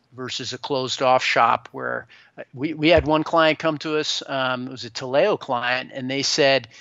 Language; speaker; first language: English; native; English